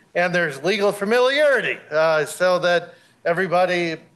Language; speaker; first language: English; native; English